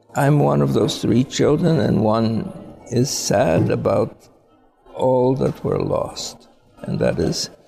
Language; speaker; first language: English; early bilingual, other home language; Polish